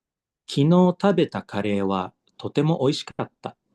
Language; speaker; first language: Japanese; non-native, fluent; Indonesian